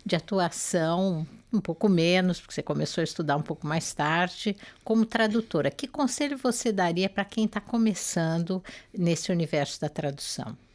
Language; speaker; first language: Portuguese; native; Portuguese